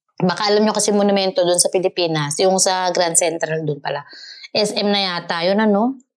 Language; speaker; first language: Filipino; native; Filipino